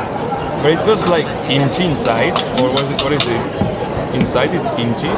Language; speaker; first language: English; non-native, fluent; Spanish